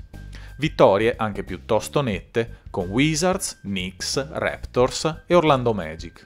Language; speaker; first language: Italian; native; Italian